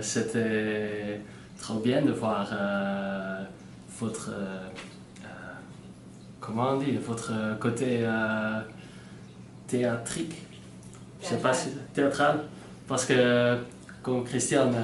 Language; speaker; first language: French; non-native, learner; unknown